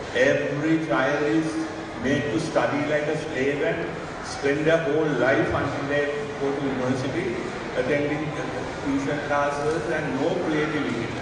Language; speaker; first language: English; non-native, local second language; Sinhala